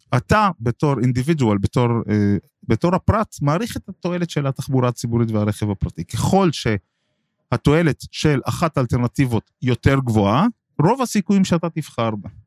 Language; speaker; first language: Hebrew; non-native, local second language; Arabic